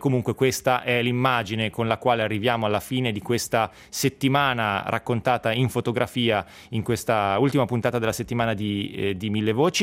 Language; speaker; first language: Italian; native; Italian